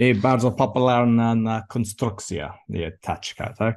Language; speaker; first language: Polish; non-native, learner; English